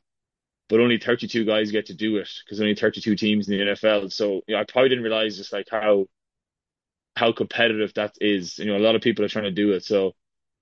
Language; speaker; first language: English; native; English